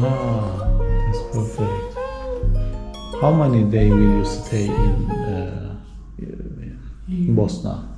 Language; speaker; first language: English; non-native, learner; Turkish